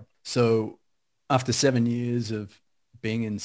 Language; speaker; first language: English; native; English